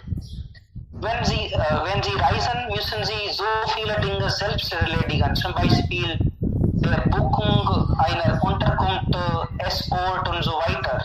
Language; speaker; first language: German; non-native, learner; Hindi